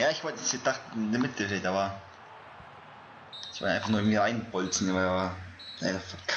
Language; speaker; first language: German; native; German